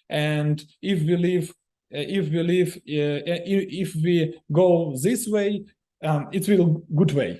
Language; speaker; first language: English; non-native, learner; Ukrainian